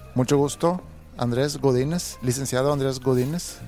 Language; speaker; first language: Spanish; non-native, fluent; Swedish